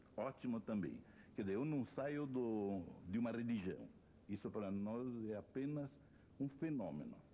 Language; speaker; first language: Portuguese; non-native, fluent; Italian